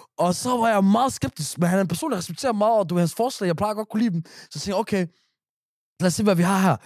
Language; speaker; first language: Danish; early bilingual, other home language; Arabic